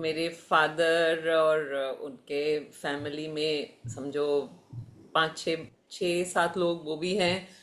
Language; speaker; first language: Hindi; native; Hindi